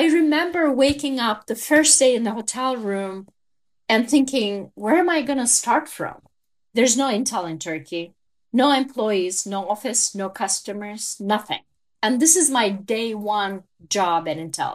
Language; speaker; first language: English; non-native, fluent; Turkish